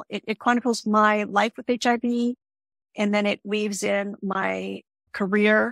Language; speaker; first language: English; native; English